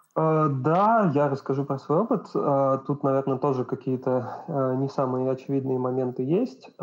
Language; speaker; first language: Russian; native; Russian